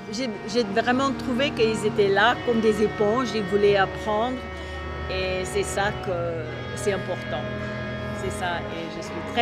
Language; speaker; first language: French; non-native, fluent; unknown